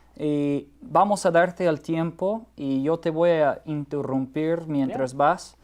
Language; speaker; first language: Spanish; non-native, fluent; English